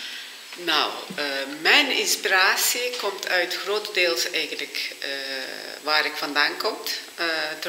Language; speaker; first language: Dutch; non-native, fluent; Turkish